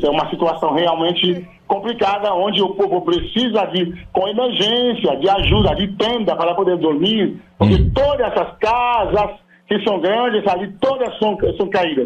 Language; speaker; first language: Portuguese; non-native, fluent; Haitian Creole